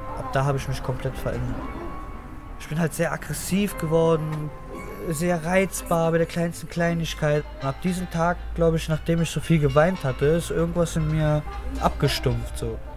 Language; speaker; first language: German; early bilingual, other home language; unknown